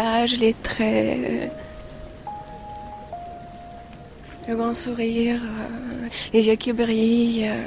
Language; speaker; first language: French; non-native, fluent; Russian